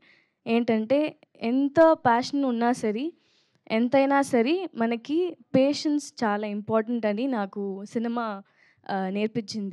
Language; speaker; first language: Telugu; non-native, local second language; Tamil